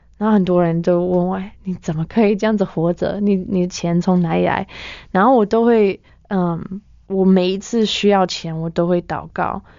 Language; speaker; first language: Chinese; non-native, fluent; English